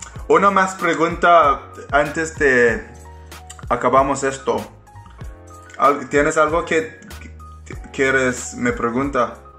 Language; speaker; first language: Spanish; non-native, learner; English